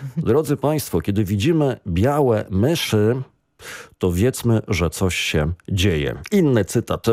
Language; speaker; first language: Polish; native; Polish